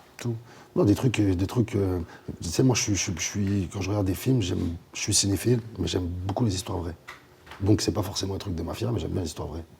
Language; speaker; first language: French; native; French